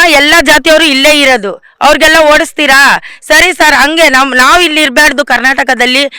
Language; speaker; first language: Kannada; non-native, local second language; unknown